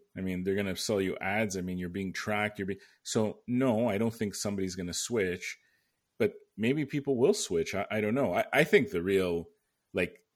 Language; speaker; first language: English; native; English